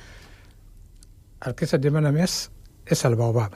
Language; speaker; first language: Catalan; non-native, fluent; Wolof